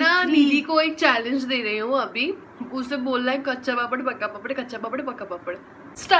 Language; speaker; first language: Hindi; non-native, local second language; Gujarati